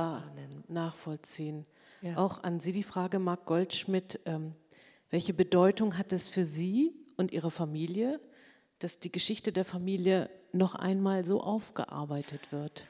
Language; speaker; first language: German; native; German